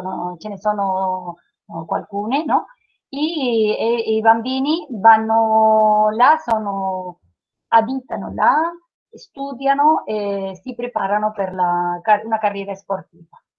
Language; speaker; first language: Italian; non-native, learner; Spanish